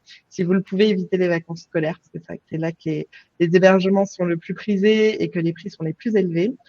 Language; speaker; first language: French; native; French